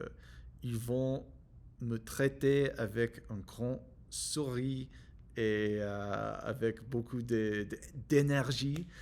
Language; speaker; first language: French; non-native, learner; English